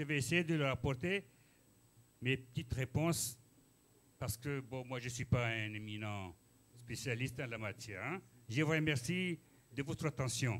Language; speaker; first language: French; non-native, local second language; Ngazidja Comorian